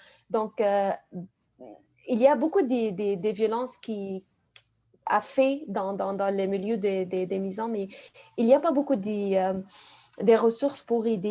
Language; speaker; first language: French; non-native, fluent; Arabic